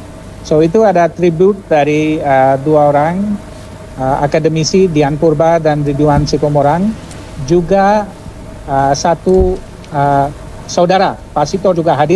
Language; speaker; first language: Indonesian; non-native, fluent; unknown